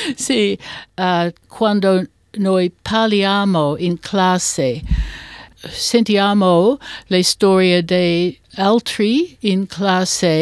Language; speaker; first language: Italian; non-native, learner; English